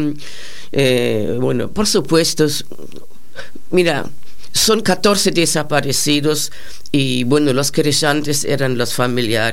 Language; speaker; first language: Spanish; non-native, fluent; German